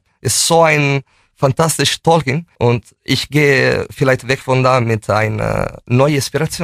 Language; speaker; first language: German; non-native, fluent; Italian